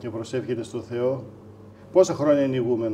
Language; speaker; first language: Greek; native; Greek